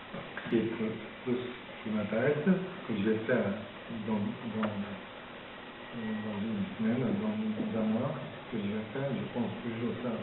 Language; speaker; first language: French; non-native, fluent; Japanese